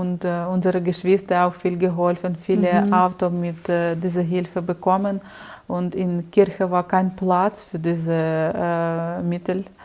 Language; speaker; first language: German; non-native, learner; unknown